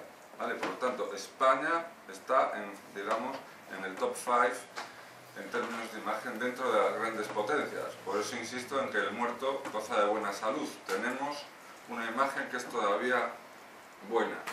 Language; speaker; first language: Spanish; native; Spanish